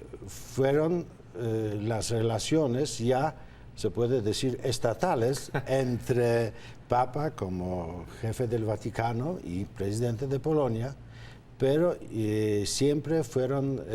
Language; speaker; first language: Spanish; non-native, fluent; Polish